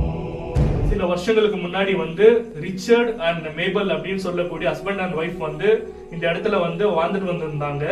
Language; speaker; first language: Tamil; native; Tamil